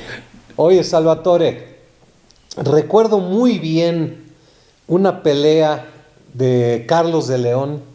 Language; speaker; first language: Spanish; native; Spanish